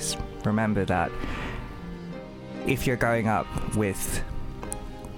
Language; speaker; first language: English; non-native, local second language; Bangla